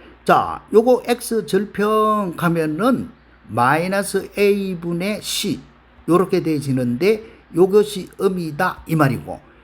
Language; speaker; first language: Korean; native; Korean